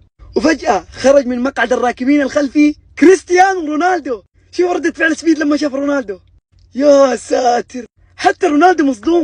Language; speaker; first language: Arabic; native; Arabic